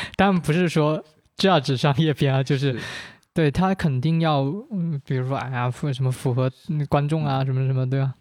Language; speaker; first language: Chinese; non-native, local second language; Min Nan Chinese